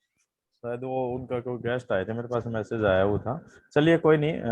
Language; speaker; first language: Hindi; native; Hindi